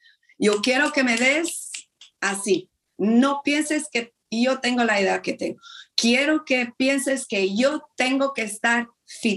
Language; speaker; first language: Spanish; non-native, fluent; Portuguese